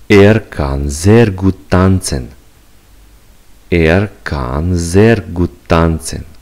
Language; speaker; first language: German; non-native, learner; Romanian